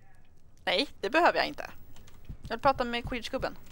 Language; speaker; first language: Swedish; native; Swedish